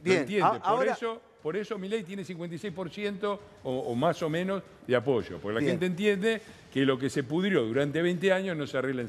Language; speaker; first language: Spanish; native; Spanish